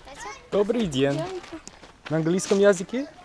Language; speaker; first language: Russian; non-native, learner; English